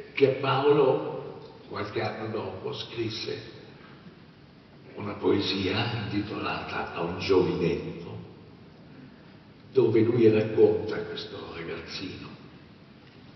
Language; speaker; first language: Italian; native; Italian